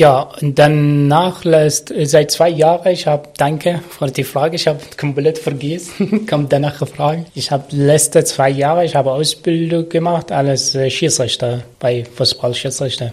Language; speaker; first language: German; non-native, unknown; Arabic